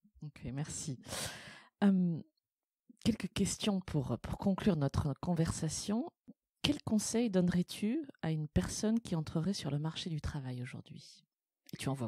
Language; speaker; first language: French; native; French